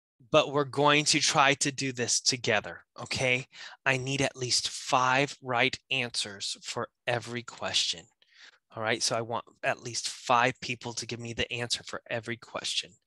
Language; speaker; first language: English; native; English